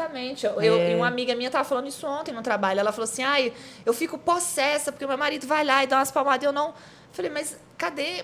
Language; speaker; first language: Portuguese; native; Portuguese